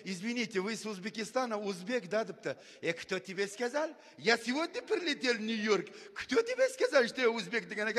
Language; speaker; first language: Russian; non-native, local second language; Uzbek